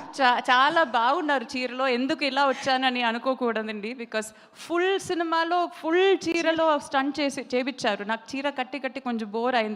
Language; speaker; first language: Telugu; non-native, fluent; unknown